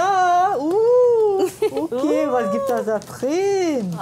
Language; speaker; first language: German; non-native, learner; Malay